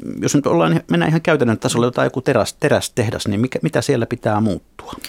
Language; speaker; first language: Finnish; native; Finnish